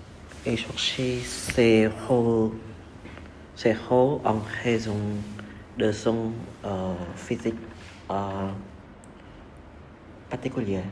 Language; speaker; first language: French; non-native, learner; Khmer